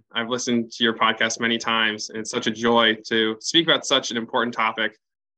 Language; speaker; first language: English; native; English